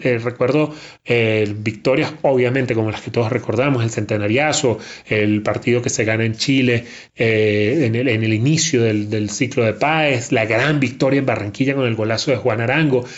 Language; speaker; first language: Spanish; native; Spanish